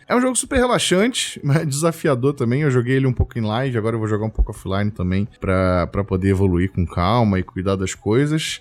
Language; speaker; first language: Portuguese; native; Portuguese